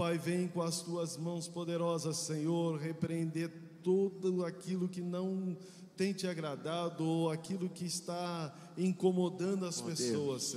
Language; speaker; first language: Portuguese; native; Portuguese